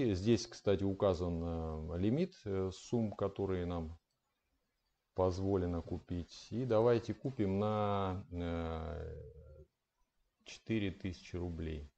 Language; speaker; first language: Russian; native; Russian